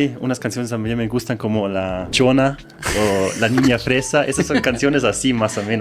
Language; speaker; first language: Spanish; non-native, fluent; German